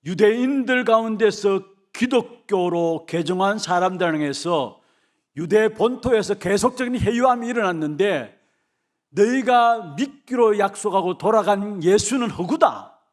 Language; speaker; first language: Korean; native; Korean